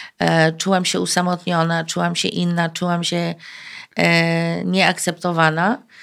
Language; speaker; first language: Polish; early bilingual, heritage; Polish